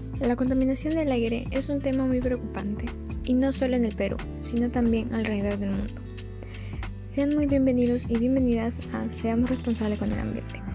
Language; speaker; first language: Spanish; native; Spanish